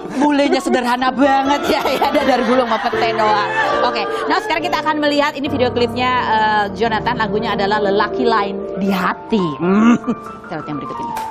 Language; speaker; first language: Indonesian; native; Indonesian